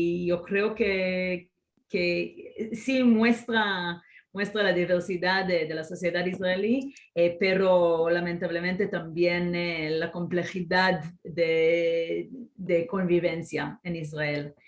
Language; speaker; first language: Spanish; non-native, fluent; Hebrew